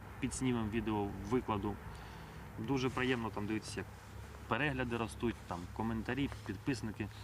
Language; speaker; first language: Ukrainian; native; Ukrainian